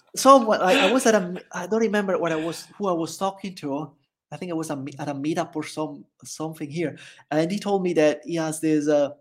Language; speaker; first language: English; non-native, fluent; Italian